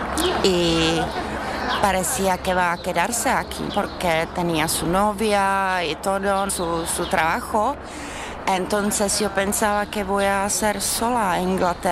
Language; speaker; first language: Spanish; non-native, learner; Czech